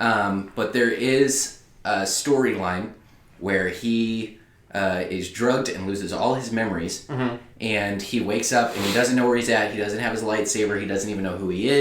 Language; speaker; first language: English; native; English